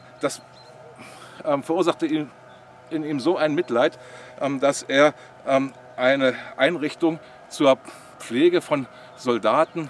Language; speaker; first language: German; native; German